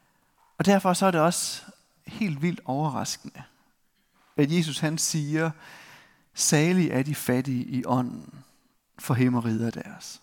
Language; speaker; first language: Danish; native; Danish